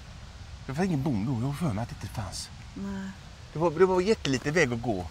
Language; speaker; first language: Swedish; native; Swedish